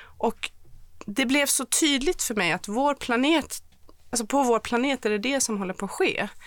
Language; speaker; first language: Swedish; early bilingual, other home language; Persian